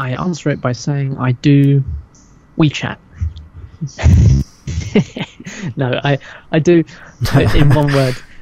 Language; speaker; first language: English; native; English